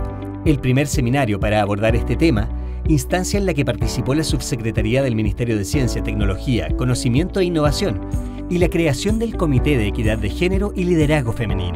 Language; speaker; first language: Spanish; native; Spanish